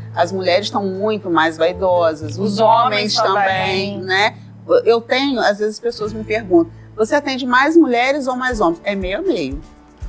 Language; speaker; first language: Portuguese; native; Portuguese